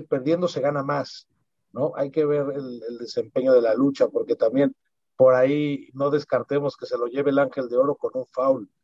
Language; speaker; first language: Spanish; native; Spanish